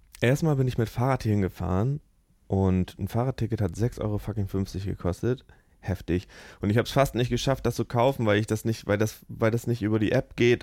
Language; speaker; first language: German; native; German